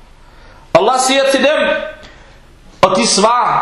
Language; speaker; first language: Danish; early bilingual, other home language; Arabic